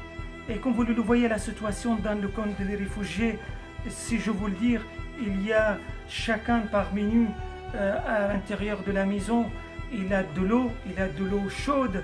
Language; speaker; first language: French; non-native, fluent; Arabic